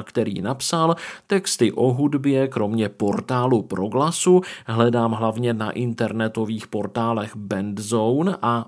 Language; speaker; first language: Czech; native; Czech